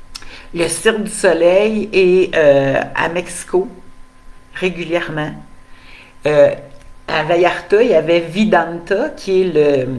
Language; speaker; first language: French; native; French